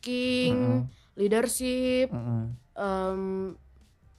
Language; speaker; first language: Indonesian; non-native, local second language; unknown